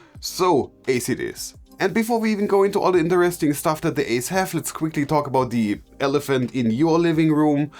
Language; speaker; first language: English; non-native, fluent; German